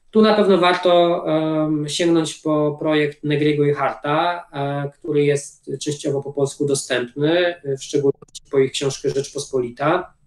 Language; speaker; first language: Polish; native; Polish